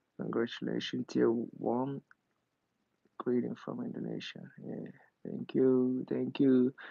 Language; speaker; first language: English; non-native, learner; Korean